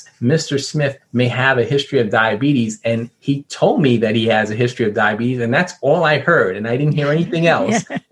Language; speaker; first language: English; native; English